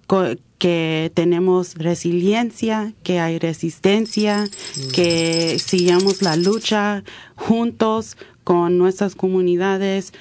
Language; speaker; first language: Spanish; early bilingual, heritage; Spanish